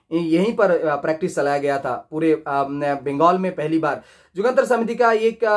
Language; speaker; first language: Hindi; non-native, local second language; Bangla